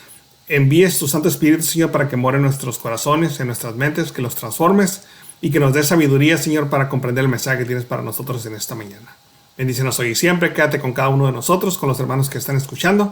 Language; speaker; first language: Spanish; native; Spanish